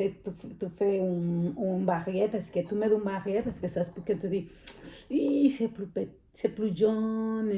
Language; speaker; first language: French; non-native, fluent; Spanish